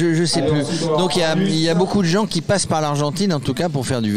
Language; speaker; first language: French; native; French